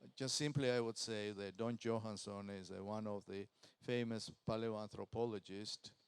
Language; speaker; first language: English; non-native, fluent; Georgian